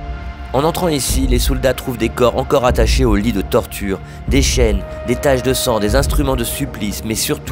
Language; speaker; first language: French; native; French